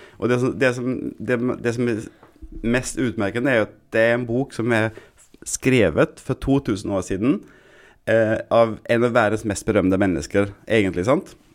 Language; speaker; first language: Norwegian; native; Norwegian